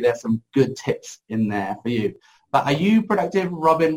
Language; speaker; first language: English; native; English